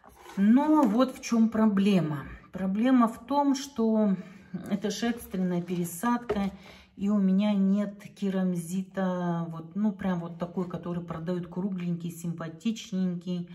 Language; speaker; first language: Russian; native; Russian